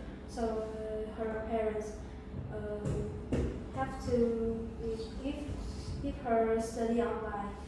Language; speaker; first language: English; non-native, learner; Vietnamese